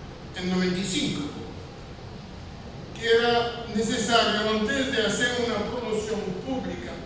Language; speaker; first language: Spanish; non-native, fluent; French